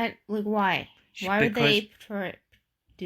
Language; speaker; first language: English; native; English